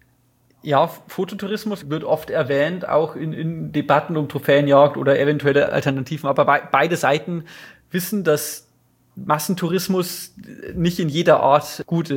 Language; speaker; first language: German; native; German